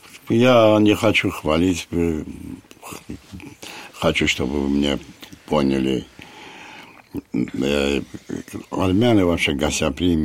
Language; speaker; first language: Russian; non-native, fluent; Armenian